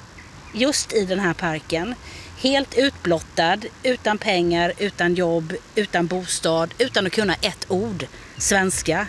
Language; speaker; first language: Swedish; native; Swedish